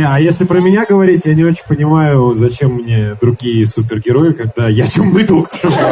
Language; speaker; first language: Russian; native; Russian